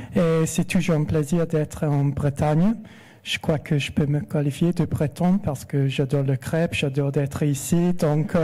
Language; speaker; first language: French; non-native, fluent; English